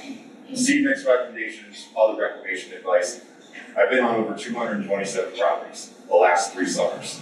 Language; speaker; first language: English; native; English